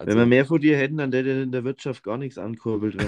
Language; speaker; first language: German; native; German